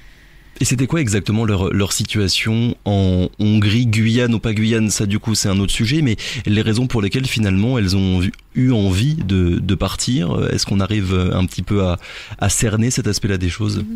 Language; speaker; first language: French; native; French